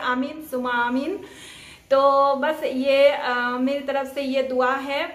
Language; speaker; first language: Hindi; non-native, local second language; Bangla